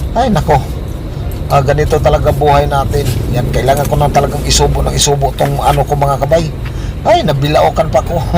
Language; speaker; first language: Filipino; non-native, local second language; Cebuano